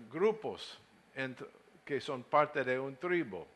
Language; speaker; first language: Spanish; non-native, learner; English